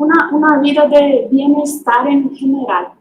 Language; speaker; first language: Spanish; non-native, fluent; Portuguese